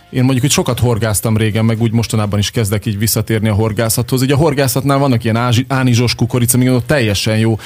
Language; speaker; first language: Hungarian; native; Hungarian